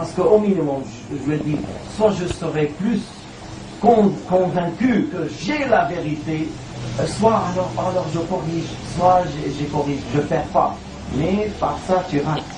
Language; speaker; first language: French; non-native, fluent; Arabic